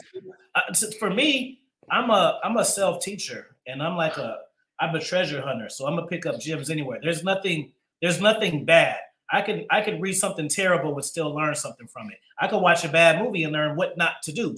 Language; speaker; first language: English; native; English